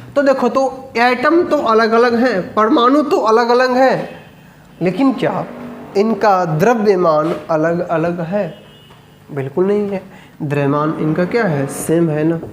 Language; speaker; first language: Hindi; native; Hindi